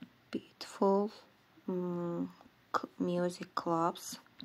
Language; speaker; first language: English; non-native, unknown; Azerbaijani